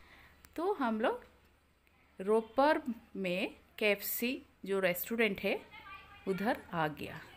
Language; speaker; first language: Hindi; non-native, local second language; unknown